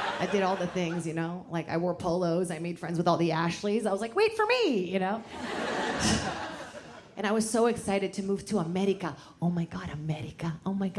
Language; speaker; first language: English; early bilingual, other home language; Portuguese